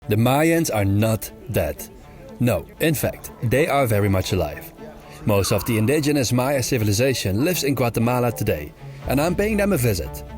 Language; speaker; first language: English; native; English